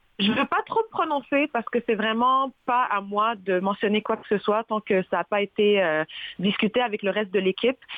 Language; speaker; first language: French; early bilingual, other home language; Arabic